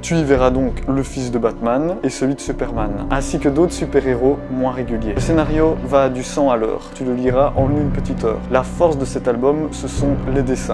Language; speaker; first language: French; native; French